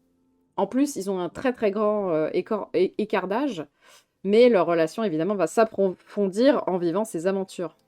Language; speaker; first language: French; native; French